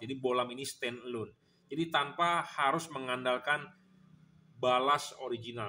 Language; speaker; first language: Indonesian; native; Indonesian